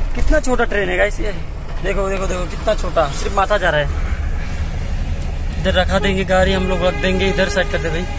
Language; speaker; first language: Hindi; non-native, local second language; Bangla